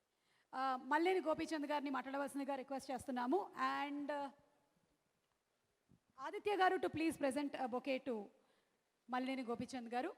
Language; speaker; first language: Telugu; native; Telugu